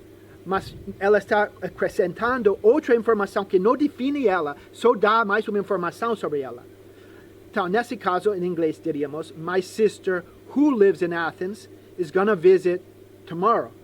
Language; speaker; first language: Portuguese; non-native, fluent; English